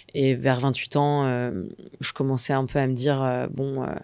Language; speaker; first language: French; native; French